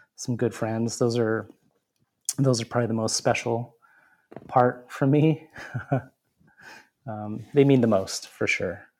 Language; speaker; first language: English; native; English